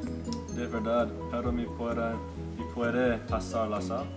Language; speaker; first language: Spanish; non-native, learner; English